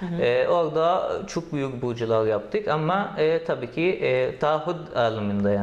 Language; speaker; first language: Turkish; non-native, learner; Arabic